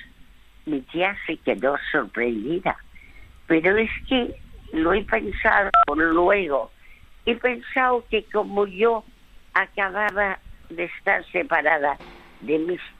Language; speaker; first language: Spanish; early bilingual, other home language; French